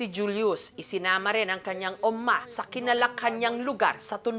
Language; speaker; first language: Filipino; native; Filipino